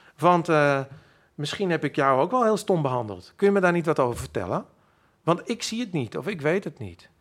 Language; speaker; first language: Dutch; non-native, local second language; Western Frisian